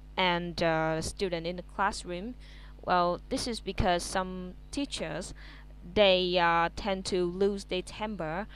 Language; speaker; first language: English; non-native, fluent; Vietnamese